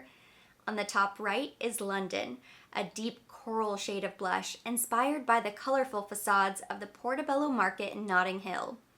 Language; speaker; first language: English; native; English